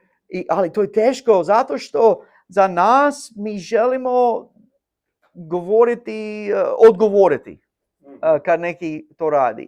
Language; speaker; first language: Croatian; non-native, learner; English